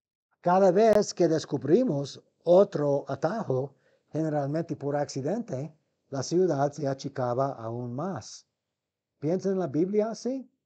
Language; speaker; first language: Spanish; non-native, fluent; English